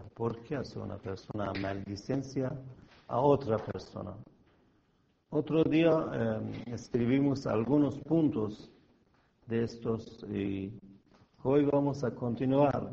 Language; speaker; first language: Spanish; non-native, fluent; Persian